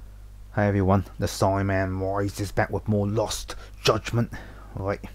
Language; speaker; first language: English; native; English